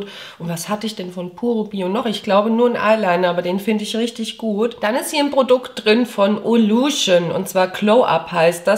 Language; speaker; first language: German; native; German